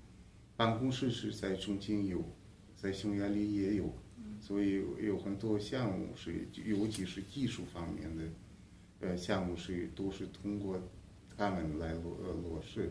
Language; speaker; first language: Chinese; non-native, fluent; Hungarian